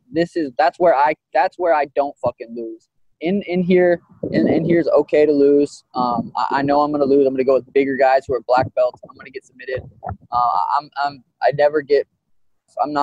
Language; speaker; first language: English; native; English